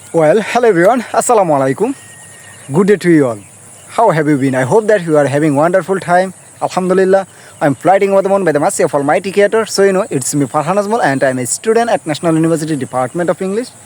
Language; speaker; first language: English; non-native, local second language; Bangla